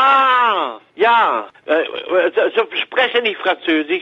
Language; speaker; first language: German; non-native, learner; French